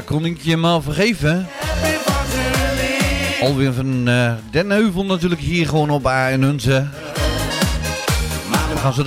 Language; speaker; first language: Dutch; native; Dutch